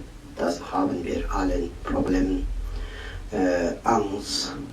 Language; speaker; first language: German; non-native, learner; Tibetan